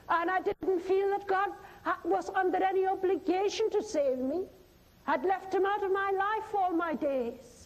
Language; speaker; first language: English; non-native, local second language; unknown